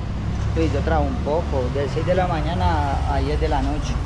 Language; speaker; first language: Spanish; native; Spanish